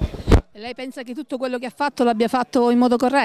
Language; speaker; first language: Italian; native; Italian